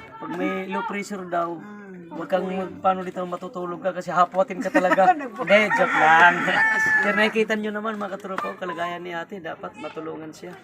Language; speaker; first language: Filipino; non-native, local second language; Waray